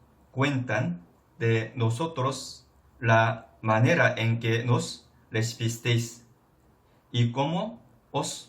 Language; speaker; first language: Spanish; non-native, fluent; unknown